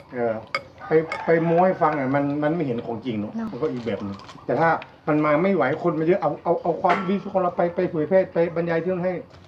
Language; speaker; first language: Thai; native; Thai